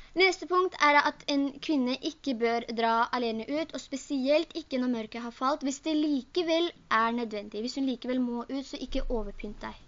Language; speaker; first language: Norwegian; early bilingual, other home language; Urdu